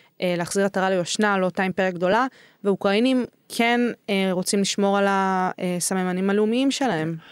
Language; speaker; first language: Hebrew; native; Hebrew